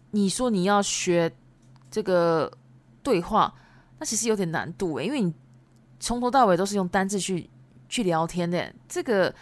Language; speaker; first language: Chinese; early bilingual, other home language; Japanese